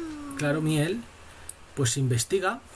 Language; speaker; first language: Spanish; native; Spanish